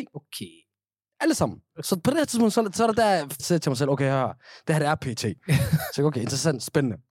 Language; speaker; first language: Danish; early bilingual, other home language; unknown